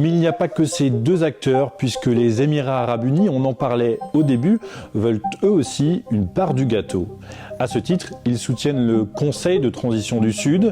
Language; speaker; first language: French; native; French